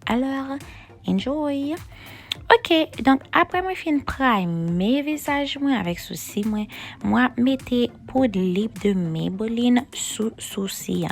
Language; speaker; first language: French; non-native, learner; Haitian Creole